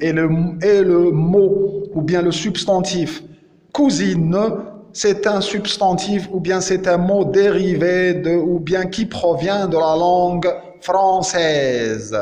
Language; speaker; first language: French; non-native, local second language; Arabic